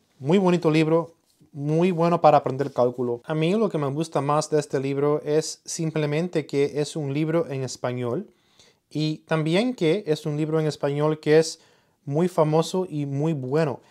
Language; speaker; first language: Spanish; early bilingual, heritage; Spanish